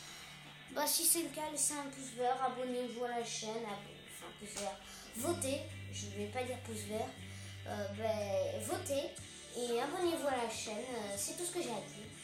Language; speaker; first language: French; native; French